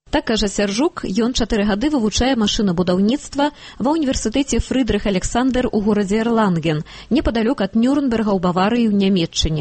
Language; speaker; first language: Belarusian; native; Belarusian